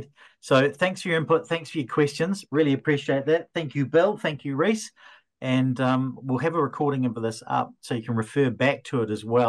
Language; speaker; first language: English; native; English